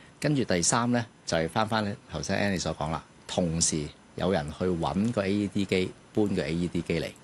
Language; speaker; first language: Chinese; non-native, local second language; Cantonese